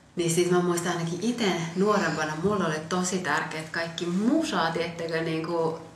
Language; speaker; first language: Finnish; early bilingual, other home language; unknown